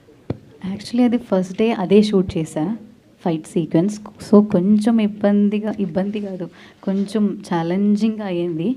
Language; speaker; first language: Telugu; non-native, learner; Malayalam